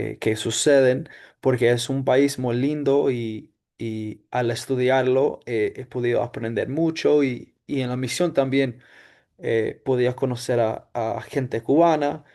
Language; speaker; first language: Spanish; non-native, fluent; English